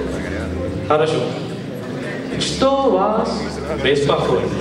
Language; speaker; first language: Russian; non-native, learner; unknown